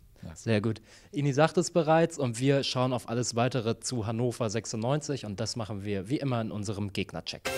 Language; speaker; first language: German; native; German